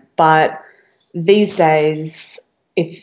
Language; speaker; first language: English; native; English